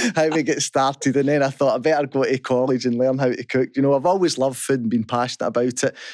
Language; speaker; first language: English; native; English